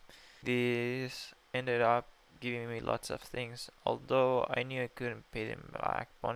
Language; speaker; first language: English; non-native, fluent; Spanish